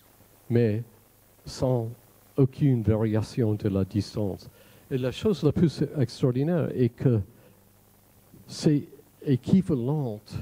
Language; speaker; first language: French; non-native, fluent; English